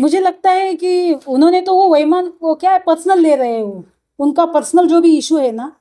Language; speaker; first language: Hindi; non-native, local second language; Marathi